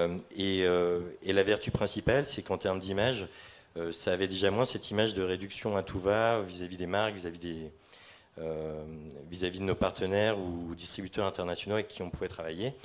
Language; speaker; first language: French; native; French